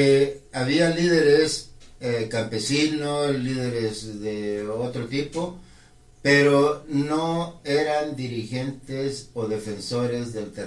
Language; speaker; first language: Spanish; non-native, local second language; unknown